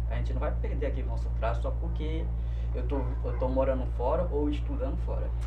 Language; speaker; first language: Portuguese; non-native, local second language; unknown